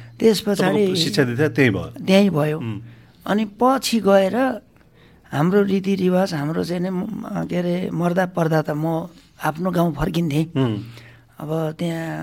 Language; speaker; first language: Nepali; non-native, local second language; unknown